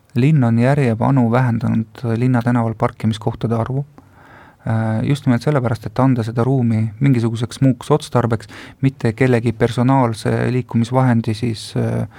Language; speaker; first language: Estonian; non-native, local second language; Russian